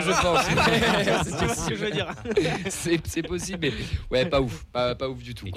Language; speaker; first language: French; native; French